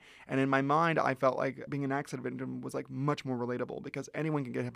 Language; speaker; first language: English; native; English